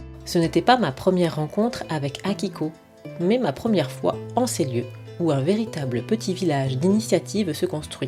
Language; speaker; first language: French; native; French